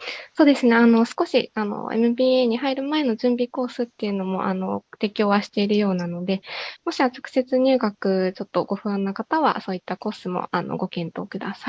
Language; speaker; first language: Japanese; native; Japanese